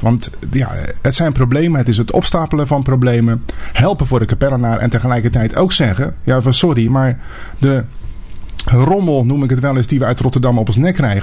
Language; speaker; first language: Dutch; native; Dutch